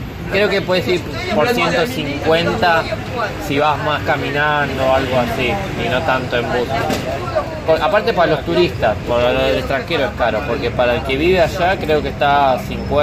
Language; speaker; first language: Spanish; native; Spanish